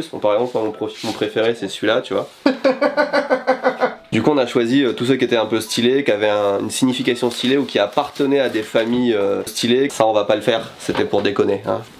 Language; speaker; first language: French; native; French